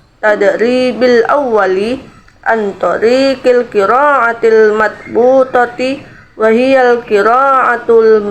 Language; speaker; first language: Arabic; non-native, learner; Indonesian